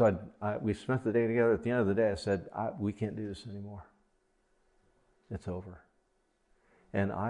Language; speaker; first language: English; native; English